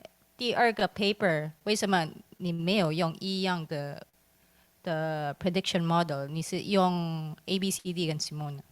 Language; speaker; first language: Chinese; non-native, learner; English